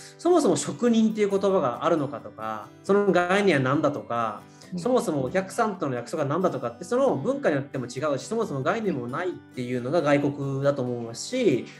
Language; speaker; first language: Japanese; native; Japanese